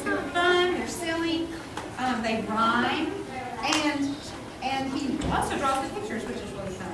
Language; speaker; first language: English; native; English